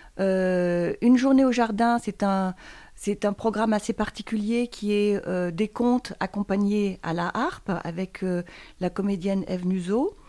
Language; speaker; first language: French; native; French